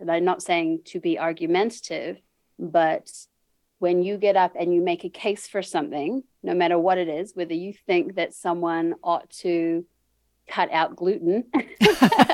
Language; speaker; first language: English; native; English